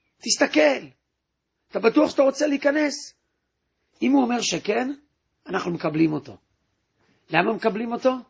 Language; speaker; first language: Hebrew; native; Hebrew